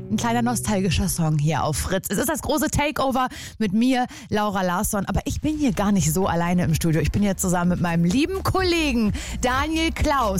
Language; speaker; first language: German; native; German